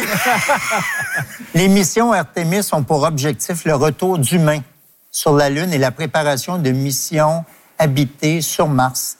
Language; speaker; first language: French; native; French